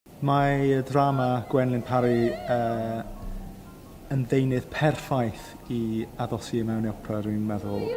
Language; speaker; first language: Welsh; non-native, fluent; English